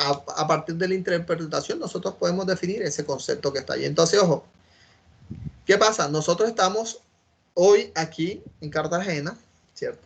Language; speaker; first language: Spanish; native; Spanish